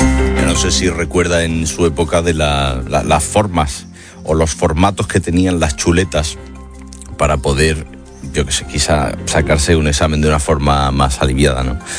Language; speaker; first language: Spanish; native; Spanish